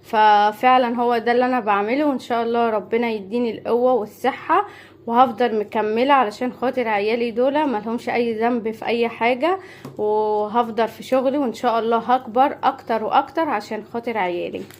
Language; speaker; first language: Arabic; native; Arabic